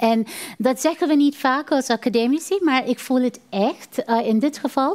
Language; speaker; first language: Dutch; non-native, fluent; Tamil